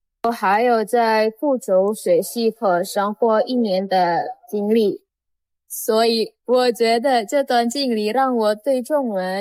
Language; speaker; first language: Chinese; non-native, fluent; Indonesian